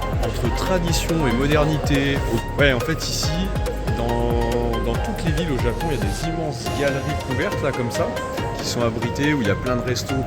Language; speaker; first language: French; native; French